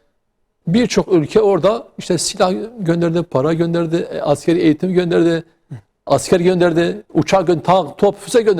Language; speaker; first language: Turkish; native; Turkish